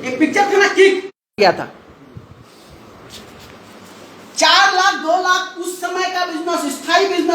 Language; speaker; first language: Hindi; non-native, local second language; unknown